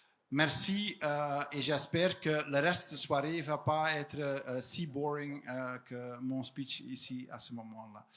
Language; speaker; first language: French; non-native, fluent; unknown